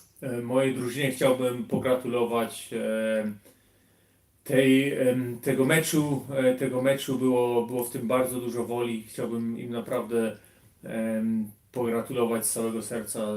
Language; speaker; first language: Polish; early bilingual, heritage; Polish